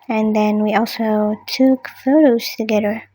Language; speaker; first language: English; non-native, learner; Indonesian